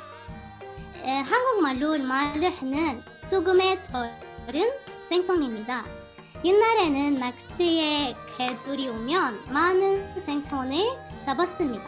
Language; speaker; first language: Korean; non-native, fluent; Arabic